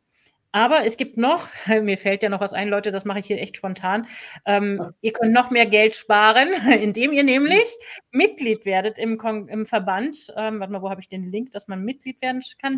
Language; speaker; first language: German; native; German